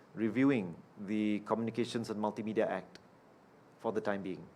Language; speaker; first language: English; non-native, local second language; Malay